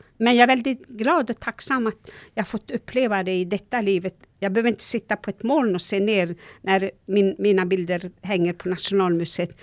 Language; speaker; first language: Swedish; non-native, local second language; Northern Sami